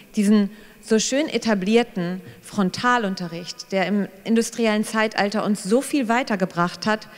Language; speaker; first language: German; native; German